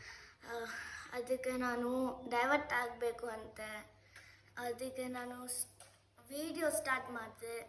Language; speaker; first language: Kannada; non-native, local second language; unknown